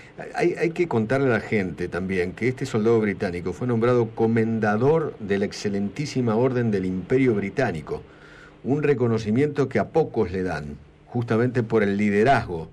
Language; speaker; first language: Spanish; native; Spanish